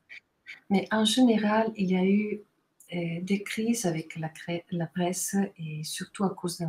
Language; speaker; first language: French; non-native, fluent; Italian